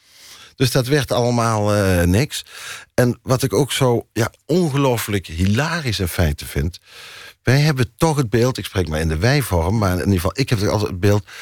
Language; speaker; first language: Dutch; native; Dutch